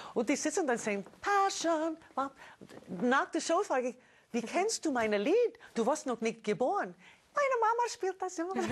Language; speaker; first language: German; non-native, fluent; English